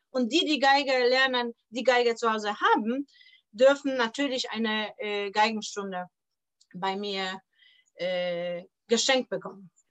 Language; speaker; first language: German; non-native, fluent; Polish